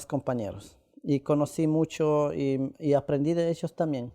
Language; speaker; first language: Spanish; non-native, local second language; Quechua